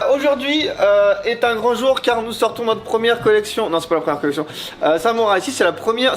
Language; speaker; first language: French; native; French